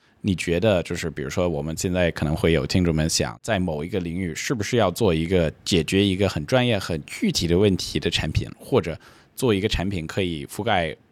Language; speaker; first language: Chinese; non-native, fluent; English